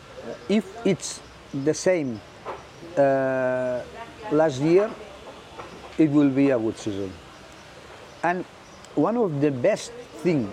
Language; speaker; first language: English; non-native, learner; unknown